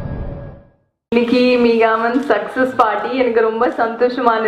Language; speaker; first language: Tamil; non-native, learner; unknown